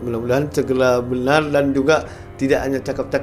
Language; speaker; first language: Indonesian; native; Indonesian